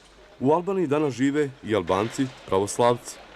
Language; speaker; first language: Bosnian; native; Bosnian